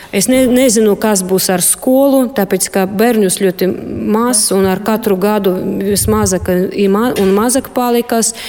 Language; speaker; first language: Latvian; non-native, local second language; Russian